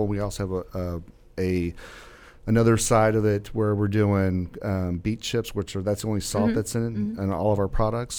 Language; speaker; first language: English; native; English